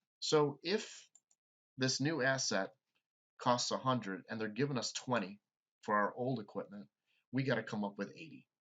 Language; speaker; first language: English; native; English